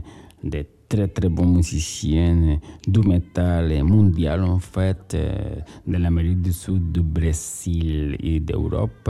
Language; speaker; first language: French; non-native, learner; Spanish